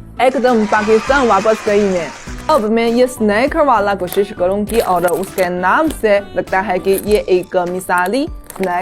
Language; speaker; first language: Hindi; non-native, learner; Chinese